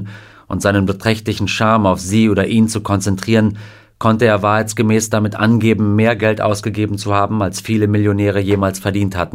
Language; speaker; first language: German; native; German